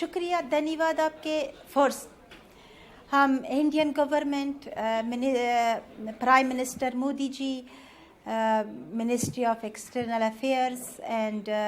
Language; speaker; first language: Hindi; non-native, learner; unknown